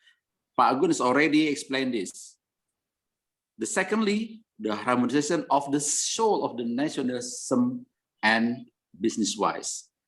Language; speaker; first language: English; non-native, learner; Indonesian